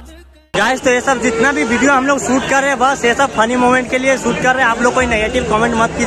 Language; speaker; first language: Hindi; native; Hindi